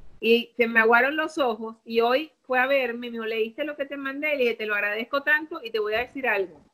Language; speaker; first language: Spanish; native; Spanish